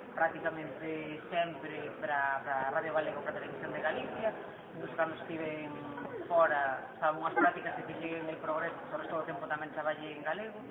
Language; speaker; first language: Galician; non-native, local second language; Spanish